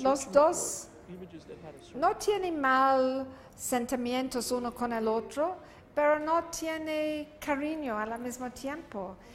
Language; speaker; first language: Spanish; non-native, learner; English